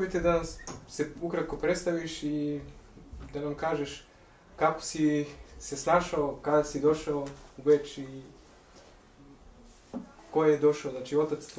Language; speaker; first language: Serbian; native; Serbian